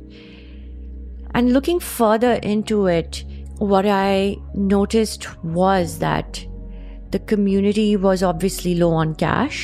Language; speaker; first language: English; non-native, local second language; Urdu